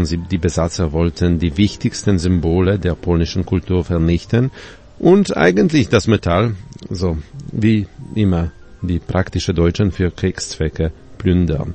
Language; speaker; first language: German; non-native, fluent; Polish